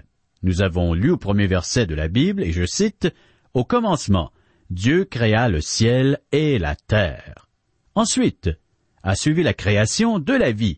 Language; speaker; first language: French; native; French